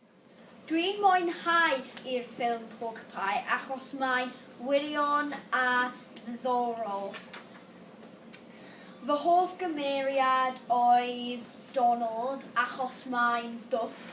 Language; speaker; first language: Welsh; non-native, learner; English